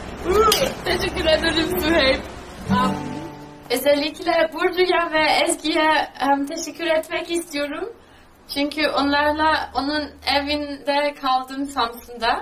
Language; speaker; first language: Turkish; non-native, learner; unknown